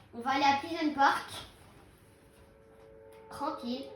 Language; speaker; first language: French; native; French